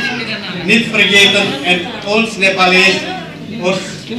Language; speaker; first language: Dutch; non-native, learner; Nepali